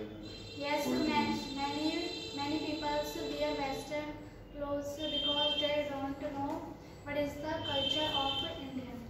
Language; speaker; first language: English; non-native, learner; Hindi